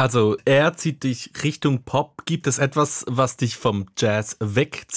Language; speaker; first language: German; native; German